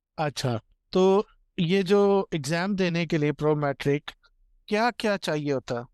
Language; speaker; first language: Urdu; non-native, local second language; Punjabi